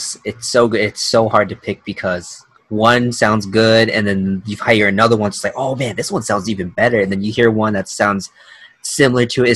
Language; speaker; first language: English; native; English